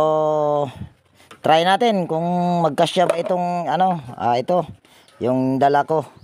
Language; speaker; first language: Filipino; native; Filipino